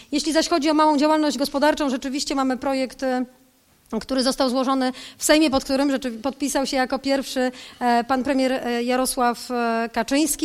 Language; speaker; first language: Polish; native; Polish